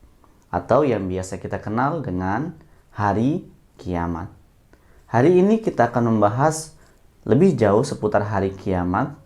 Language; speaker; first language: Indonesian; native; Indonesian